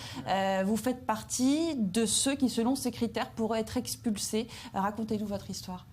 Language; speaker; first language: French; native; French